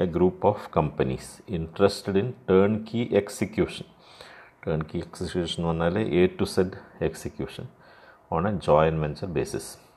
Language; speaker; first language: English; non-native, local second language; Malayalam